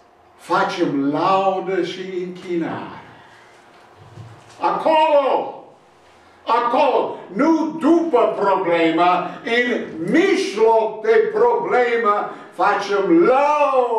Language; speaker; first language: Romanian; non-native, learner; English